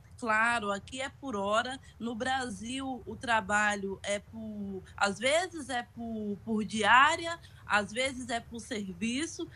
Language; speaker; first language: Portuguese; native; Portuguese